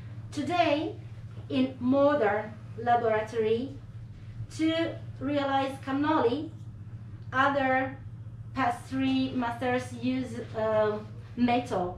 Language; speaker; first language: English; non-native, learner; Italian